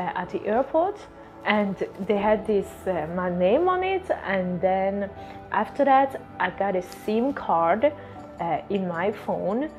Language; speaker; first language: English; non-native, fluent; Swedish